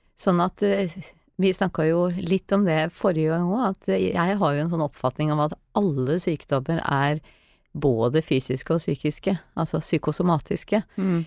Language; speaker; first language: Norwegian; native; Norwegian